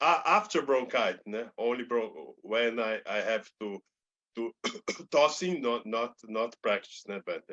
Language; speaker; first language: English; non-native, learner; Portuguese